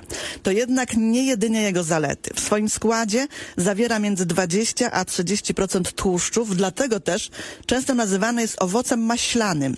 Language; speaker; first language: Polish; native; Polish